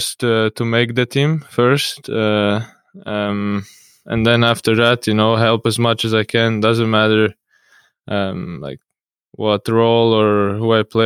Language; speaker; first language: English; non-native, fluent; Russian